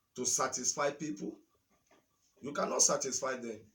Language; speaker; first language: English; non-native, local second language; Yoruba